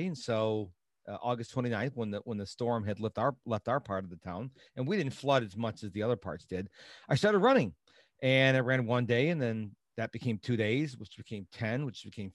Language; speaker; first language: English; native; English